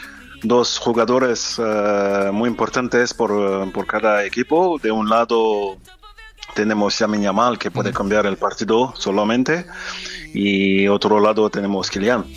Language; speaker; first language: Spanish; non-native, fluent; French